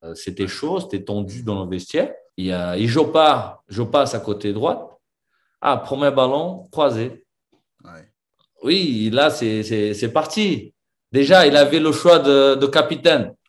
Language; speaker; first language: French; non-native, fluent; Portuguese